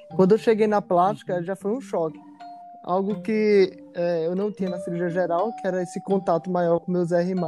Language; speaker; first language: Portuguese; native; Portuguese